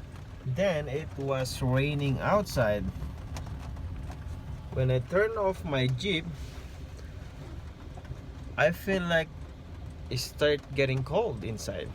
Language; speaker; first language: English; non-native, local second language; Filipino